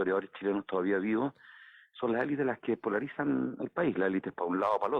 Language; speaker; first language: Spanish; native; Spanish